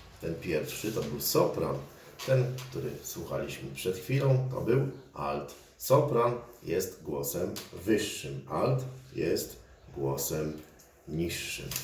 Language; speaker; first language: Polish; native; Polish